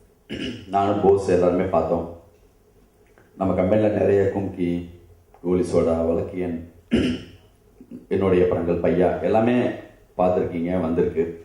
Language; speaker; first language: Tamil; native; Tamil